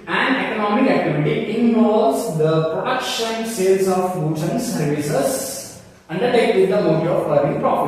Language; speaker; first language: English; non-native, local second language; Kannada